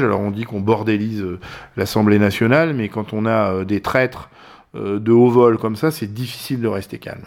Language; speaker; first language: French; native; French